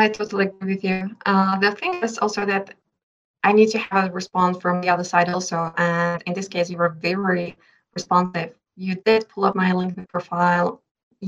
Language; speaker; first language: English; non-native, fluent; Czech